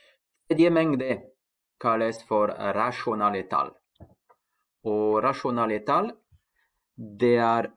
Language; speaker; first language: Norwegian; non-native, fluent; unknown